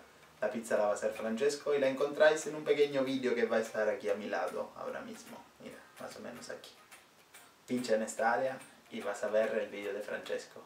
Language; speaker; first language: Spanish; non-native, fluent; Italian